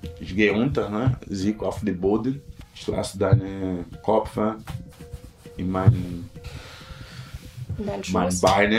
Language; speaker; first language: German; non-native, learner; Portuguese